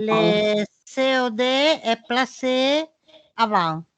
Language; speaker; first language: French; non-native, learner; Italian